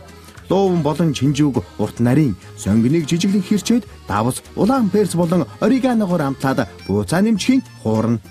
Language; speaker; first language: Mongolian; native; Mongolian